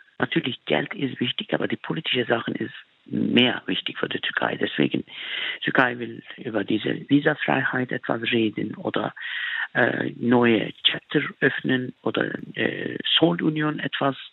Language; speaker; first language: German; non-native, fluent; Turkish